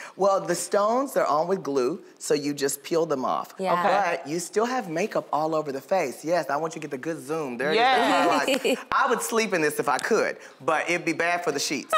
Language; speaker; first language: English; native; English